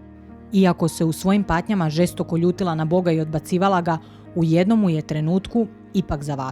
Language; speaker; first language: Croatian; native; Croatian